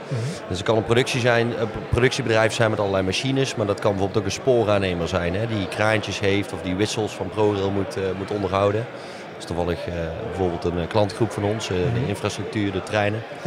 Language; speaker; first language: Dutch; native; Dutch